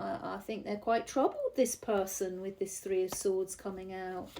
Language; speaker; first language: English; native; English